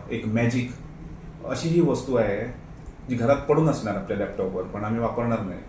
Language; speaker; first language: Marathi; non-native, local second language; Konkani